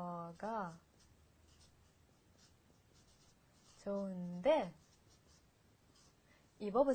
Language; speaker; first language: Korean; non-native, fluent; Russian